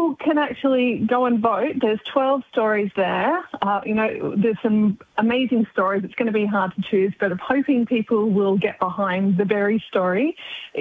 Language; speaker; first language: English; native; English